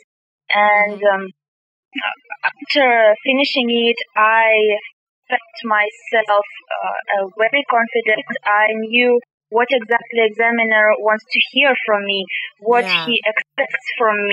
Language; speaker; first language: English; non-native, fluent; Kazakh